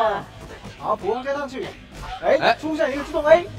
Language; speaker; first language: Chinese; native; Chinese